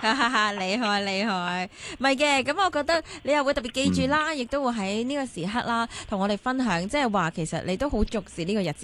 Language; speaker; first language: Cantonese; native; Cantonese